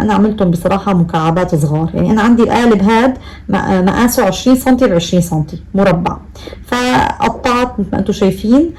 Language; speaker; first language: Arabic; native; Arabic